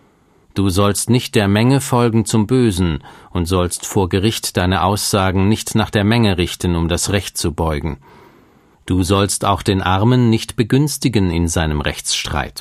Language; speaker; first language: German; native; German